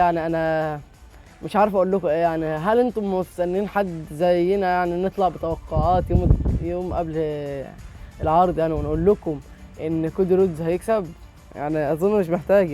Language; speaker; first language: Arabic; native; Arabic